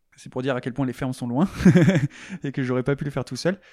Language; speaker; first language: French; native; French